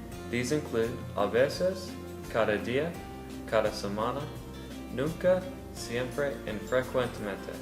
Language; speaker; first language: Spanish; non-native, learner; English